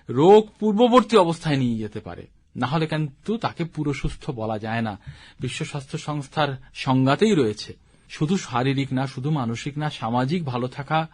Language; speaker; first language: Bangla; native; Bangla